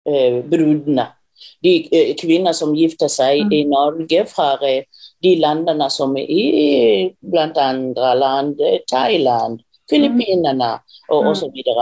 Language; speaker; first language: Norwegian; non-native, fluent; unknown